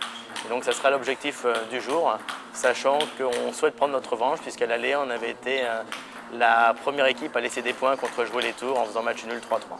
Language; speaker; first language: French; native; French